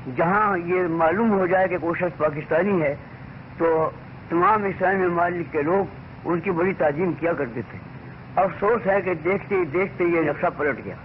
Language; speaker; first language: Urdu; native; Urdu